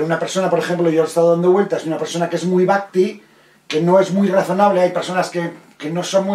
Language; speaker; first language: Spanish; native; Spanish